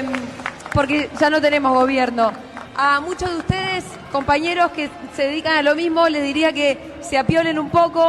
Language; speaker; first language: Spanish; native; Spanish